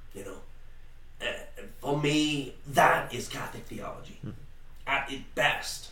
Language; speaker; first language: English; non-native, fluent; Vietnamese